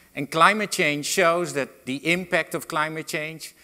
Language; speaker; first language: English; non-native, fluent; Dutch